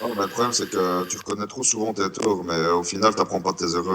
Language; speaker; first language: French; native; French